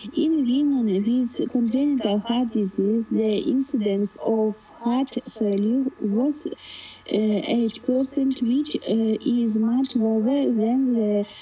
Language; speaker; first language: English; non-native, learner; Russian